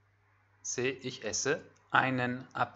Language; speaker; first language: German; non-native, fluent; French